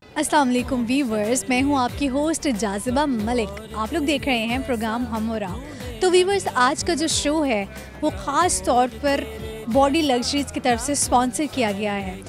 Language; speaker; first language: Urdu; non-native, local second language; Punjabi